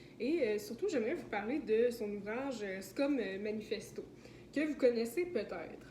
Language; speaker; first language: French; native; French